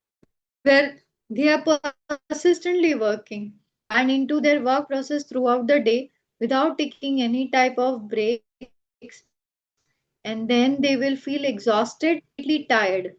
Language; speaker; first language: English; non-native, local second language; Gujarati